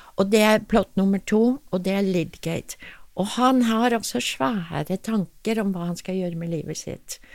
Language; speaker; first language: Norwegian; non-native, fluent; English